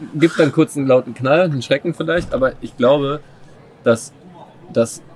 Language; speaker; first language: German; non-native, fluent; Indonesian